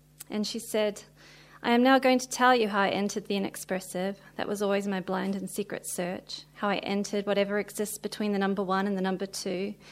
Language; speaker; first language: English; native; English